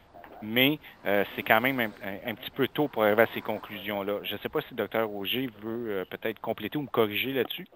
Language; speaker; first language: French; native; French